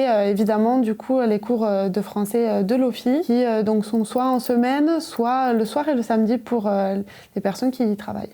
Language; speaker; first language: French; native; French